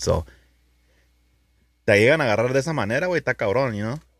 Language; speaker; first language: Spanish; early bilingual, heritage; Spanish